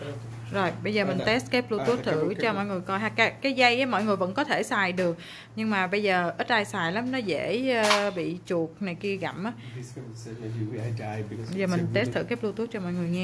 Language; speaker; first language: Vietnamese; native; Vietnamese